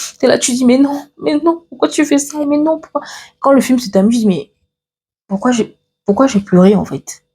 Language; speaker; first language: French; early bilingual, other home language; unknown